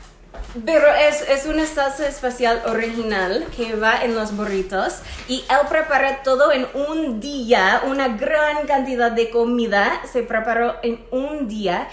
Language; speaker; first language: Spanish; non-native, fluent; English